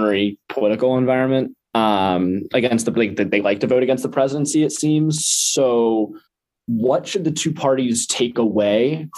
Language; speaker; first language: English; native; English